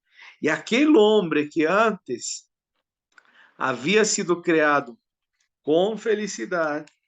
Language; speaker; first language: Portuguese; non-native, learner; Spanish